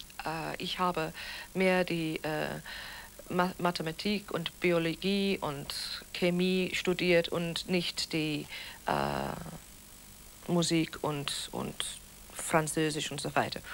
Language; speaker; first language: German; non-native, fluent; Welsh